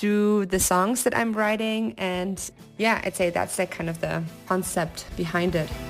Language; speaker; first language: English; non-native, fluent; German